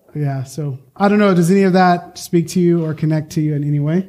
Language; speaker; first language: English; native; English